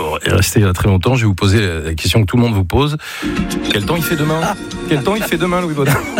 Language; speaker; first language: French; native; French